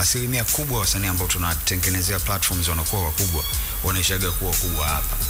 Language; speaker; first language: Swahili; native; Swahili